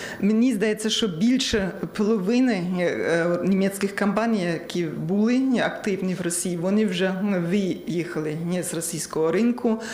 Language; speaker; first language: Ukrainian; non-native, learner; German